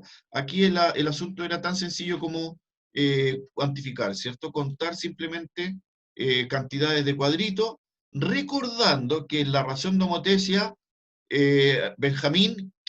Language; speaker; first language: Spanish; native; Spanish